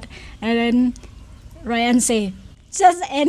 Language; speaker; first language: English; non-native, fluent; Thai